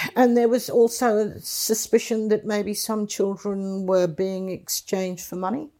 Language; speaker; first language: English; native; English